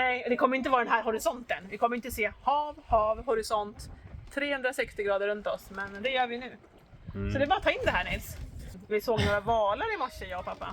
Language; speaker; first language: Swedish; native; Swedish